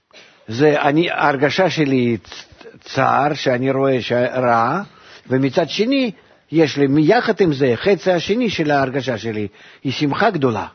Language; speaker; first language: Hebrew; non-native, fluent; Russian